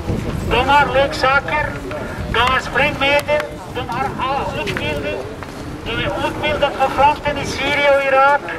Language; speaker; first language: Swedish; non-native, fluent; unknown